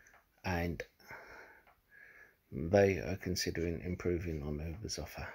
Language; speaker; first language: English; native; English